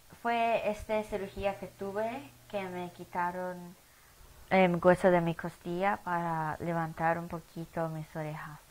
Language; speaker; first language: Spanish; early bilingual, heritage; Spanish